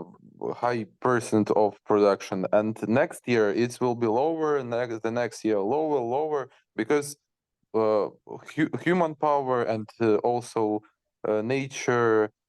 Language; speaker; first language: English; non-native, learner; Ukrainian